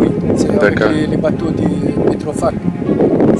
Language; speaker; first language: French; non-native, learner; Arabic